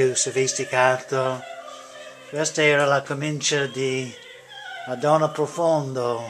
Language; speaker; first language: Italian; non-native, learner; English